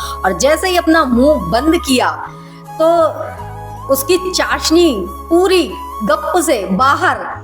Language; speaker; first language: Hindi; native; Hindi